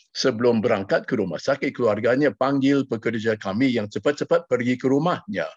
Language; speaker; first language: Malay; non-native, fluent; English